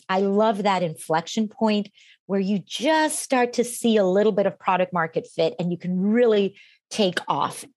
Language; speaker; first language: English; non-native, fluent; Spanish